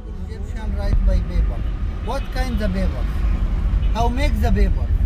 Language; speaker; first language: English; non-native, learner; Arabic